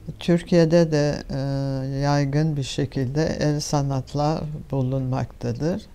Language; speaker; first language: Turkish; non-native, fluent; French